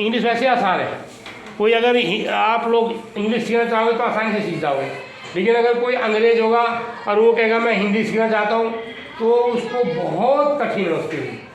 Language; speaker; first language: Hindi; native; Hindi